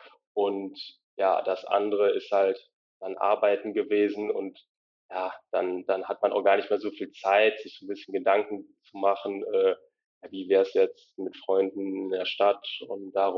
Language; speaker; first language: German; native; German